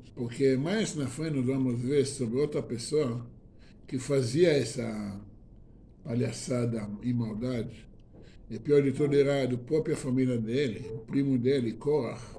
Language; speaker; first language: Portuguese; non-native, fluent; Hebrew